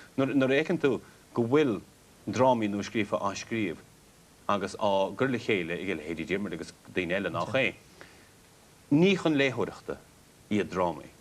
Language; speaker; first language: Irish; native; Irish